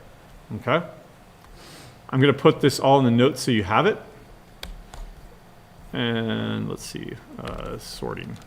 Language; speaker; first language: English; native; English